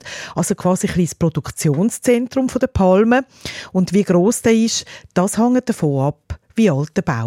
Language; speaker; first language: German; native; German